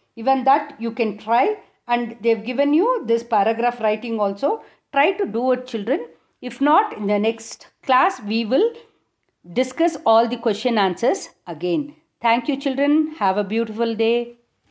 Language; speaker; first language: English; non-native, local second language; Tamil